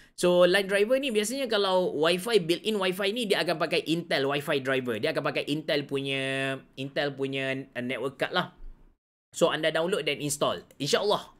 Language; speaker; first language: Malay; native; Malay